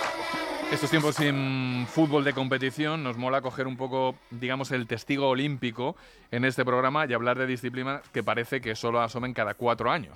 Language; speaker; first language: Spanish; native; Spanish